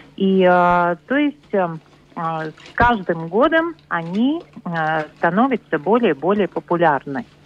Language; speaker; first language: Russian; non-native, local second language; Latvian